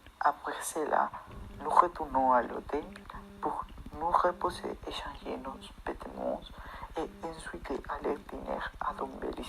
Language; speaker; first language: French; non-native, fluent; Spanish